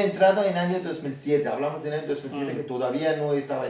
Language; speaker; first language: Spanish; non-native, learner; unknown